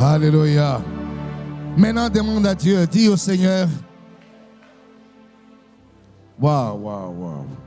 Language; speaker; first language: French; non-native, local second language; Lingala